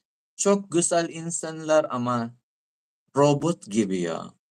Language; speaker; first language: Turkish; non-native, learner; Filipino